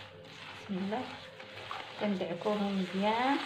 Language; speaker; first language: Arabic; native; Arabic